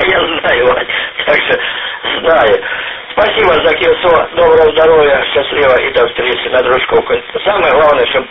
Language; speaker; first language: Russian; native; Russian